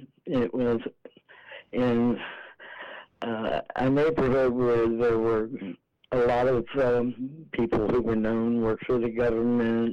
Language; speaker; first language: English; native; English